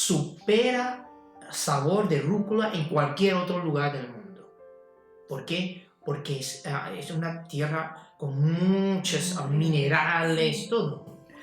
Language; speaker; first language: Spanish; non-native, fluent; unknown